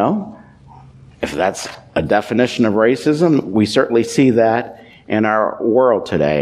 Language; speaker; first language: English; native; English